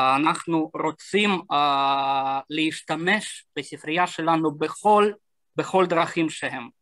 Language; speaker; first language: Hebrew; non-native, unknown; Russian